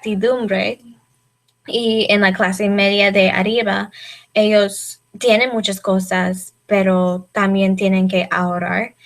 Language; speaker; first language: Spanish; non-native, learner; English